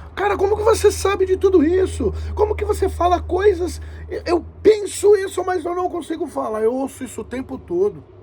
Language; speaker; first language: Portuguese; native; Portuguese